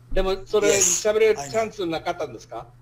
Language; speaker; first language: Japanese; non-native, fluent; English